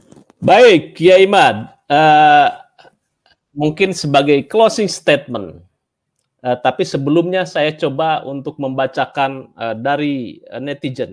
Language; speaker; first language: Indonesian; native; Indonesian